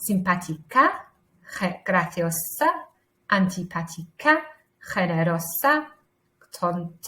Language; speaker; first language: Spanish; non-native, fluent; English